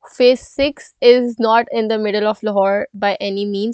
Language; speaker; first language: English; non-native, local second language; Urdu